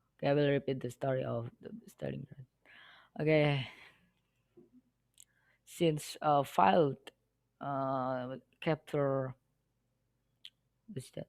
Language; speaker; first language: English; non-native, learner; Indonesian